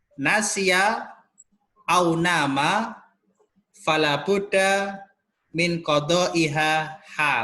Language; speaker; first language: Arabic; non-native, fluent; Indonesian